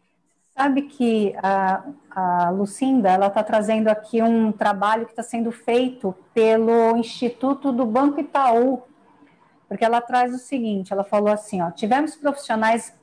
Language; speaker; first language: Portuguese; native; Portuguese